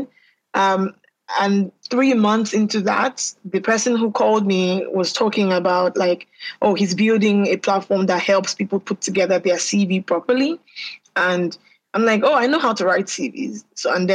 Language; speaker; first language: English; non-native, local second language; Yoruba